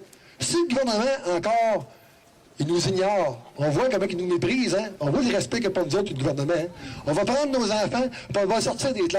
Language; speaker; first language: French; native; French